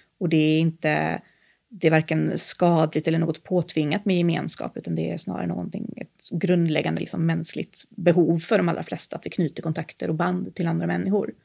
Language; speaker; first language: Swedish; native; Swedish